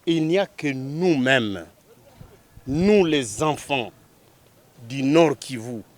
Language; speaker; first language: French; non-native, local second language; Swahili